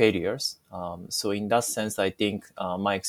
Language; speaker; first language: English; non-native, fluent; Japanese